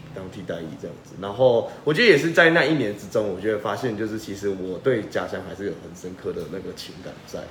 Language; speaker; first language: Chinese; native; Chinese